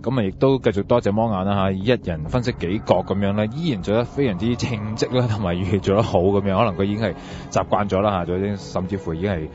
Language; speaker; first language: Cantonese; native; Cantonese